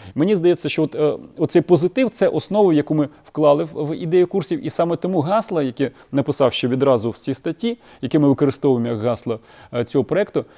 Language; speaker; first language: Ukrainian; non-native, local second language; Russian